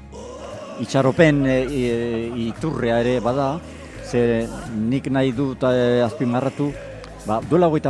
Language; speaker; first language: Basque; native; Basque